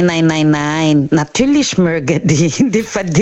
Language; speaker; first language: German; non-native, learner; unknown